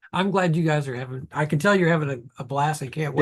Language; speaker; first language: English; native; English